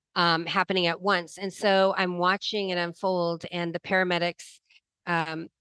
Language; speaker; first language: English; native; English